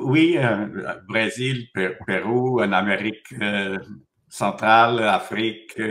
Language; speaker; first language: French; non-native, fluent; Portuguese